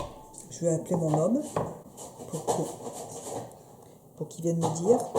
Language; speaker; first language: French; native; French